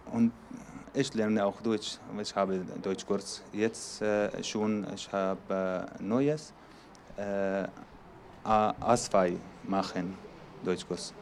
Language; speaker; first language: German; non-native, learner; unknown